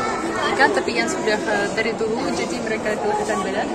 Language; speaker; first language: Indonesian; non-native, fluent; Russian